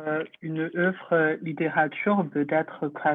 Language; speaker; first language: French; non-native, learner; Chinese